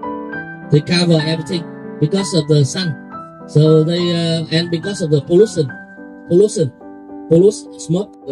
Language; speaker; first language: English; non-native, fluent; Vietnamese